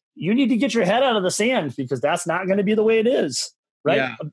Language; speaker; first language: English; native; English